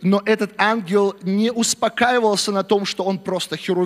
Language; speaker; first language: Russian; native; Russian